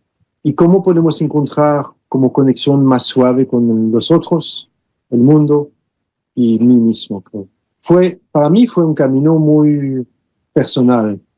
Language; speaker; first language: Spanish; non-native, fluent; French